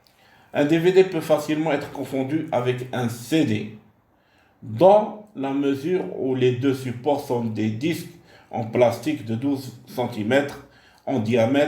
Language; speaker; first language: French; non-native, local second language; Arabic